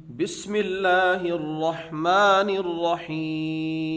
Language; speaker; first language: Hindi; native; Hindi